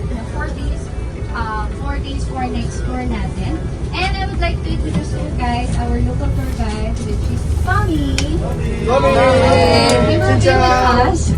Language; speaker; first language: English; non-native, learner; Filipino